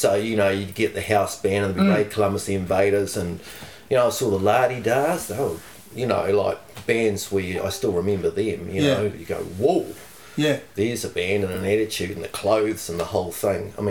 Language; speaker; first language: English; native; English